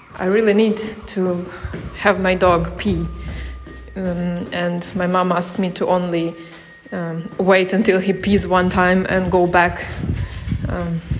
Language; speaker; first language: English; non-native, fluent; Ukrainian